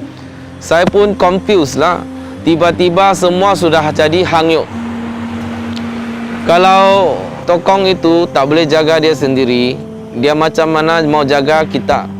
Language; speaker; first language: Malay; non-native, local second language; Chinese